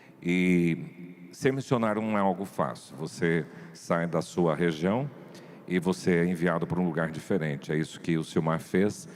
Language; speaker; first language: Portuguese; native; Portuguese